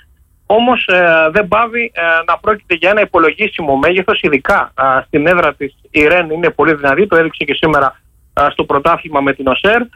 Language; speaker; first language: Greek; native; Greek